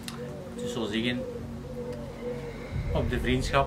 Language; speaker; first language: Dutch; native; Dutch